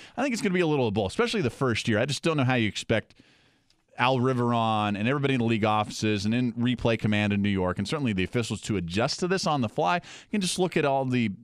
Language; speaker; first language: English; native; English